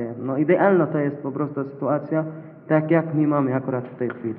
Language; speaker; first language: Polish; non-native, fluent; Arabic